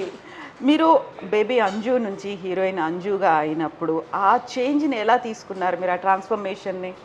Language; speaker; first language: Telugu; native; Telugu